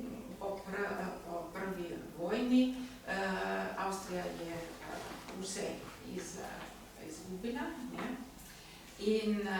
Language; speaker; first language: Slovenian; non-native, learner; German